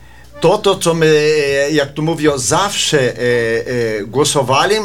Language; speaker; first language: Polish; early bilingual, heritage; Polish